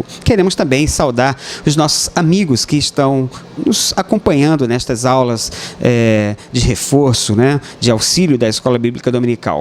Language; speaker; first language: Portuguese; native; Portuguese